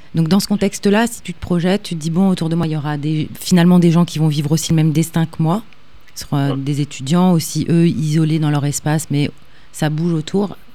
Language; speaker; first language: French; native; French